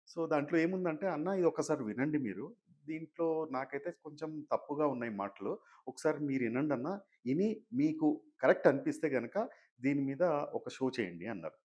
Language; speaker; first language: Telugu; native; Telugu